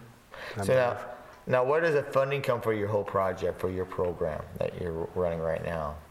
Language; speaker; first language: English; native; English